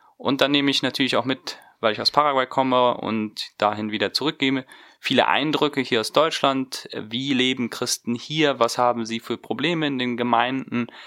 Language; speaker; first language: German; early bilingual, heritage; German